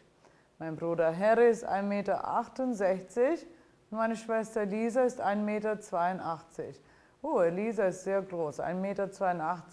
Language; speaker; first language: German; non-native, fluent; Italian